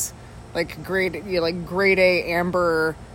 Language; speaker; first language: English; native; English